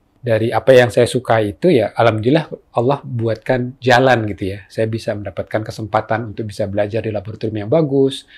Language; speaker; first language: Indonesian; native; Indonesian